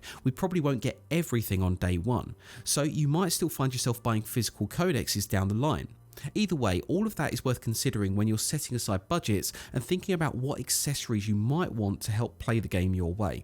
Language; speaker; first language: English; native; English